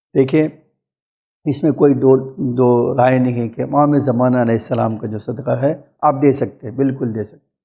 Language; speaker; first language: Urdu; native; Urdu